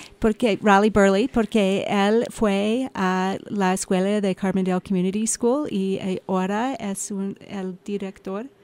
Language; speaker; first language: Spanish; non-native, learner; English